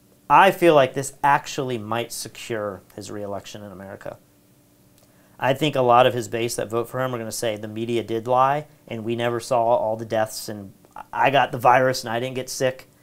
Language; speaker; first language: English; native; English